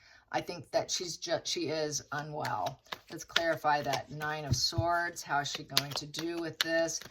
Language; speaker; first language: English; native; English